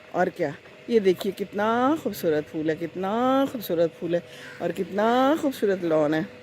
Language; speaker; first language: Urdu; non-native, local second language; Punjabi